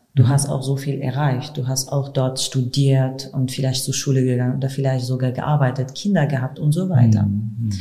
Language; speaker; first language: German; non-native, fluent; Arabic